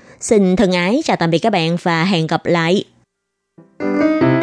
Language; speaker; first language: Vietnamese; native; Vietnamese